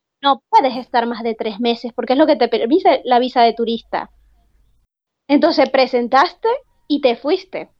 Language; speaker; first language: Spanish; native; Spanish